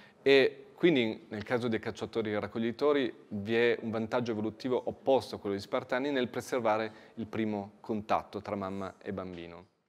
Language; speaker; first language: Italian; native; Italian